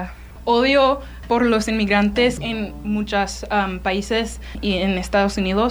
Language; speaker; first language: Spanish; non-native, learner; English